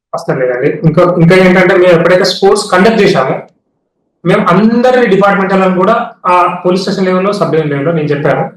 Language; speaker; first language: Telugu; native; Telugu